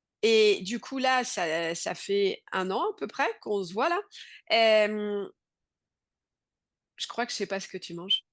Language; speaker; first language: French; native; French